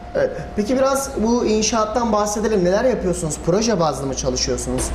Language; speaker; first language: Turkish; native; Turkish